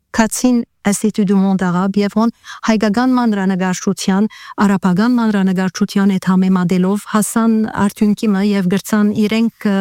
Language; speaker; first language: Armenian; early bilingual, heritage; Armenian